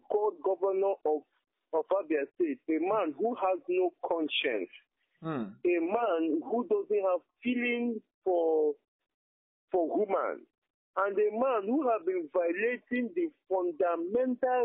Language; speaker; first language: English; non-native, local second language; Igbo